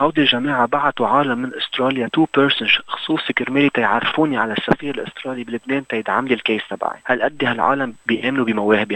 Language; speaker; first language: Arabic; native; Arabic